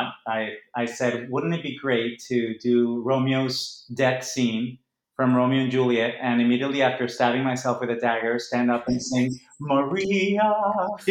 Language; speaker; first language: English; non-native, fluent; Spanish